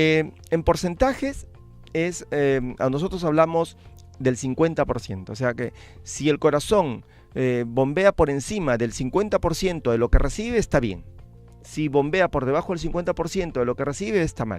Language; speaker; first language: Spanish; native; Spanish